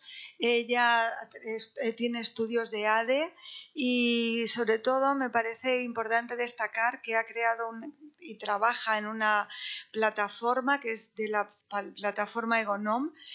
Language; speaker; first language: Spanish; native; Spanish